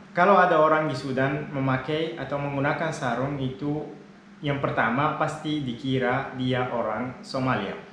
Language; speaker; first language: Indonesian; non-native, fluent; Arabic